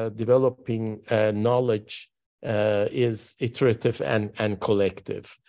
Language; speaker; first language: English; non-native, fluent; Turkish